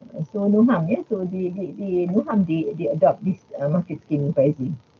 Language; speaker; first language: English; non-native, local second language; Malay